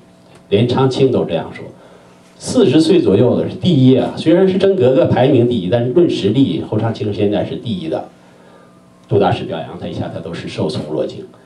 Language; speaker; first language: Chinese; native; Chinese